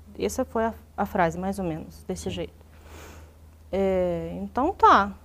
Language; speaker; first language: Portuguese; non-native, fluent; Russian